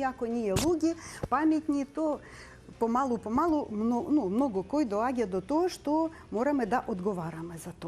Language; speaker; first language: Macedonian; non-native, learner; Ukrainian